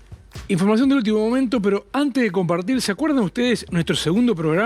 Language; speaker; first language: Spanish; native; Spanish